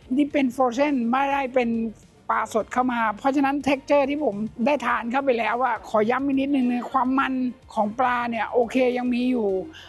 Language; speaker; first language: Thai; native; Thai